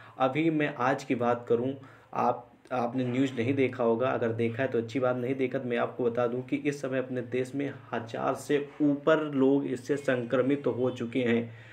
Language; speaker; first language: Hindi; native; Hindi